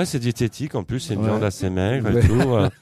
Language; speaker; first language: French; native; French